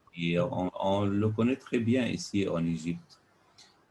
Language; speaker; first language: French; non-native, fluent; Arabic